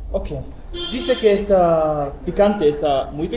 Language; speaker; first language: Spanish; non-native, fluent; German